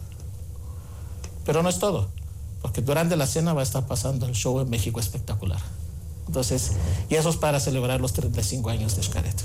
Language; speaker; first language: Spanish; non-native, fluent; Greek